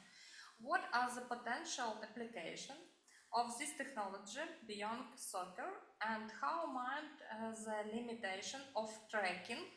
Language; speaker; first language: English; non-native, learner; Ukrainian